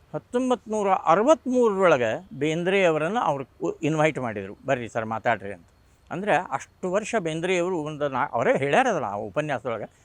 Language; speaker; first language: Kannada; non-native, local second language; Marathi